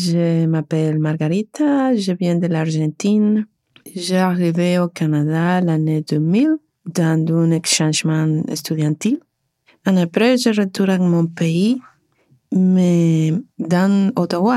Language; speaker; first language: French; non-native, learner; Spanish